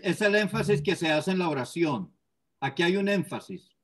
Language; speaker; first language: Spanish; native; Spanish